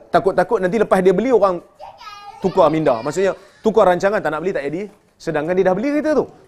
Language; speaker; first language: Malay; native; Malay